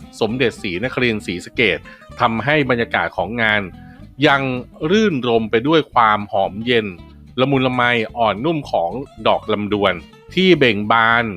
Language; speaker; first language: Thai; native; Thai